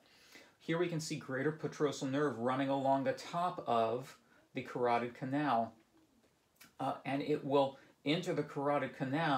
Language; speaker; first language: English; native; English